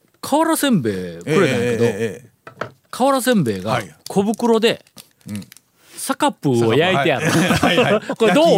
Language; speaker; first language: Japanese; native; Japanese